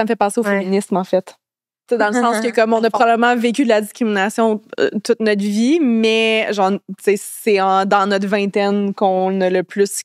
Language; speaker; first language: French; native; French